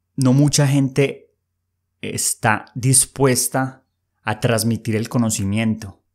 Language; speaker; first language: Spanish; native; Spanish